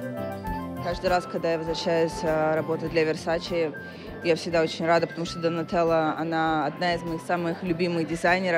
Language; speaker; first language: Russian; non-native, fluent; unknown